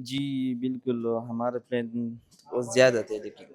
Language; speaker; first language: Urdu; non-native, local second language; Pashto